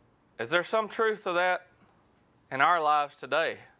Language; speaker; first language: English; native; English